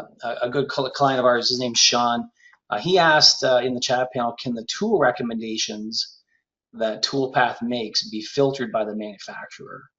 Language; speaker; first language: English; native; English